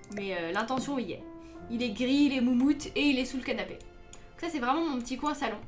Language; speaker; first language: French; native; French